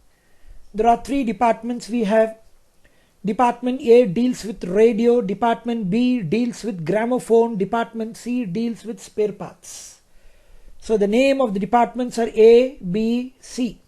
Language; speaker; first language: English; non-native, local second language; Kannada